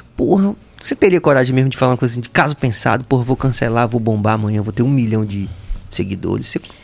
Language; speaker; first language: Portuguese; native; Portuguese